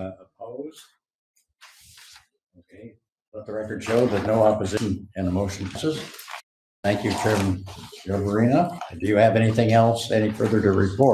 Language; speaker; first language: English; native; English